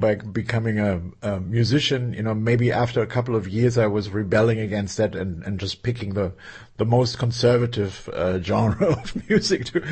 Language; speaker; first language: English; non-native, fluent; German